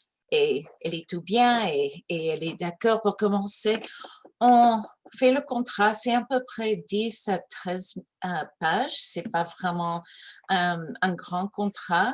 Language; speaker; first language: French; early bilingual, heritage; English